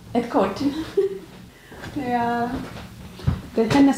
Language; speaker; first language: Swedish; non-native, learner; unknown